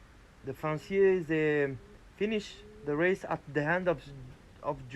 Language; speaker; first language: English; non-native, learner; French